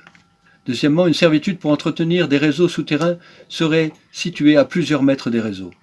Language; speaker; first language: French; native; French